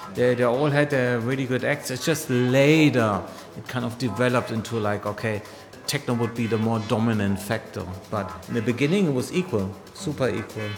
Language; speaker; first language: English; non-native, fluent; German